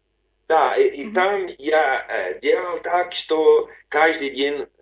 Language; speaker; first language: Russian; non-native, learner; English